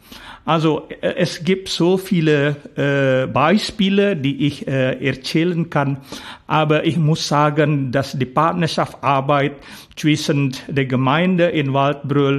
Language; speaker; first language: German; non-native, fluent; Indonesian